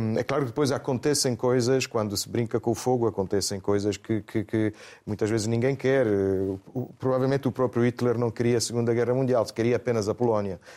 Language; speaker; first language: Portuguese; non-native, fluent; Italian